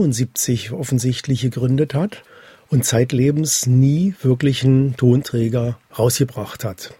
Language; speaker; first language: German; native; German